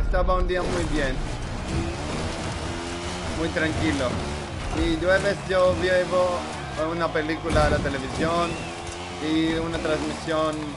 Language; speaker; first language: Spanish; non-native, learner; English